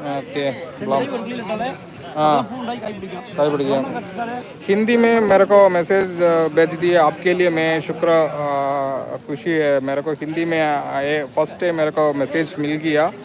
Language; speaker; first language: Hindi; non-native, local second language; Malayalam